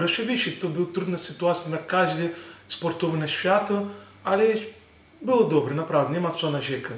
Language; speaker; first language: Polish; non-native, learner; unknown